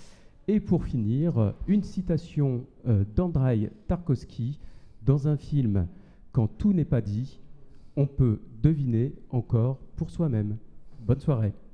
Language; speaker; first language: French; native; French